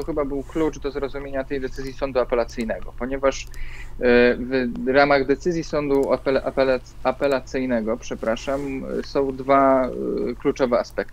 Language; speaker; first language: Polish; native; Polish